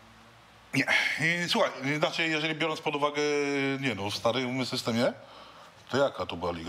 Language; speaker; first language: Polish; native; Polish